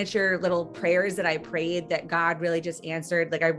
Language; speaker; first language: English; native; English